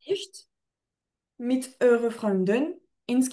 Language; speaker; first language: German; non-native, fluent; French